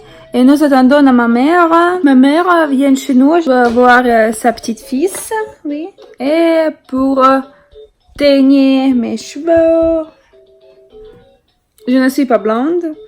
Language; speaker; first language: French; non-native, learner; Russian